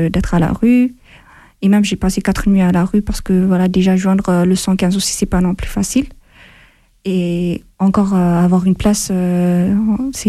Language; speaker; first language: French; non-native, fluent; Amharic